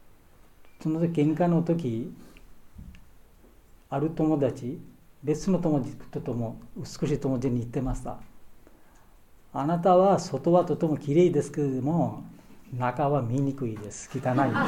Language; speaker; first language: Japanese; non-native, learner; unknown